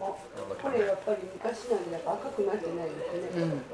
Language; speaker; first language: Japanese; native; Japanese